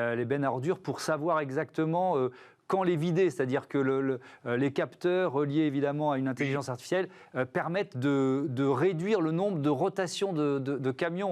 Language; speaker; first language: French; native; French